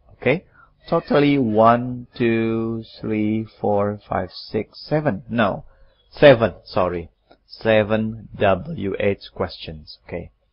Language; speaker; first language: English; non-native, fluent; Indonesian